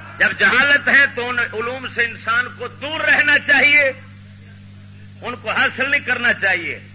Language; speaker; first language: Urdu; non-native, local second language; Punjabi